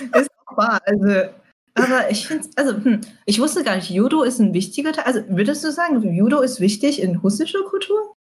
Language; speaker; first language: German; non-native, fluent; Chinese